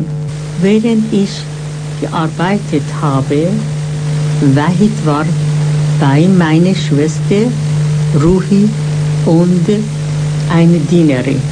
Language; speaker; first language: German; non-native, fluent; Persian